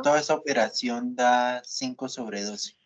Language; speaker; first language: Spanish; native; Spanish